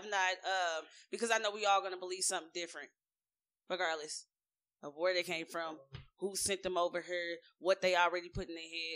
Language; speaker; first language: English; native; English